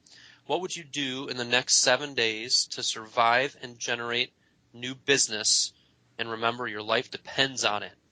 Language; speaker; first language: English; native; English